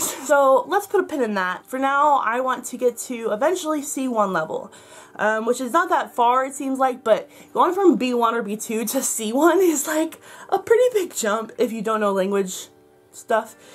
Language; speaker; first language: English; native; English